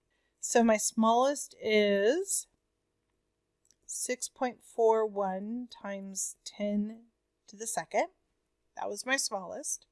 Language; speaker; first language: English; native; English